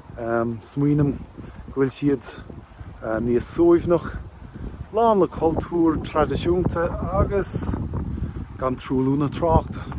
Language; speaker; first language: Irish; non-native, fluent; Chinese